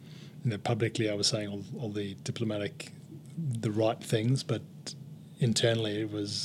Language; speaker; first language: English; native; English